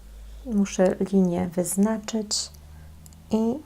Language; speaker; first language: Polish; native; Polish